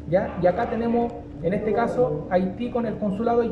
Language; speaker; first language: Spanish; native; Spanish